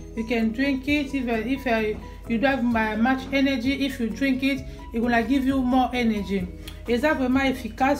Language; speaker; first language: English; non-native, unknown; Lingala